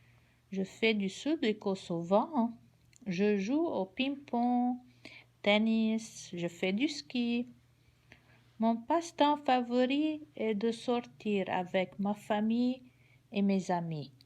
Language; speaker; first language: French; non-native, local second language; Arabic